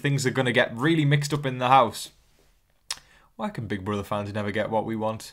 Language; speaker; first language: English; native; English